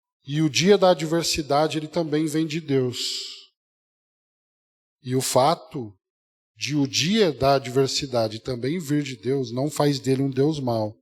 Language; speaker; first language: Portuguese; native; Portuguese